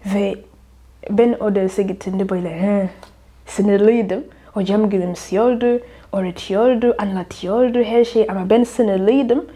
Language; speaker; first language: Turkish; non-native, fluent; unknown